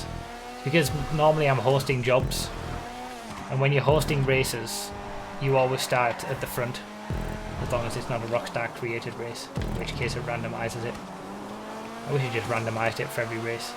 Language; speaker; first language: English; native; English